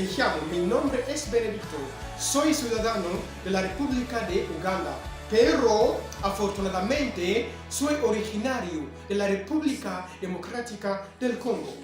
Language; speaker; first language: Spanish; non-native, fluent; French